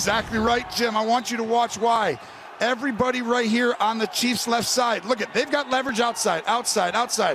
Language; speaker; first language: English; native; English